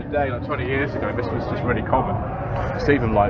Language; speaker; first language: English; native; English